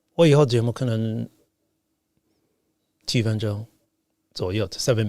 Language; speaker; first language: Chinese; non-native, fluent; English